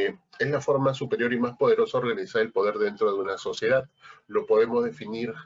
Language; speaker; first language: Spanish; native; Spanish